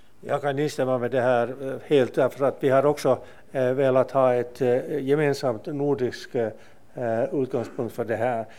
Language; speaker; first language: Swedish; non-native, local second language; Finnish